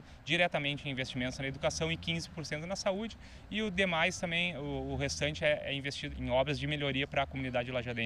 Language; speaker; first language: Portuguese; native; Portuguese